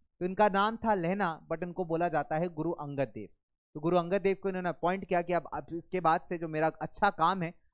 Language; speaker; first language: Hindi; native; Hindi